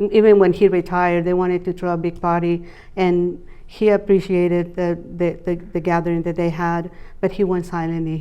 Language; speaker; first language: English; non-native, fluent; Spanish